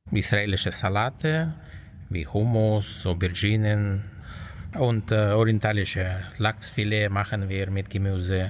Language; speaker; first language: German; non-native, fluent; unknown